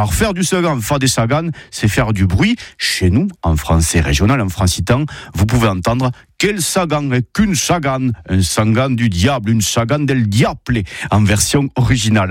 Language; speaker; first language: French; native; French